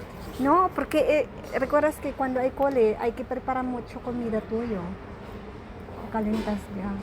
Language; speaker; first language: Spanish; non-native, learner; Filipino